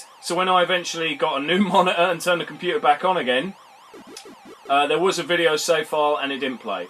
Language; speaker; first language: English; native; English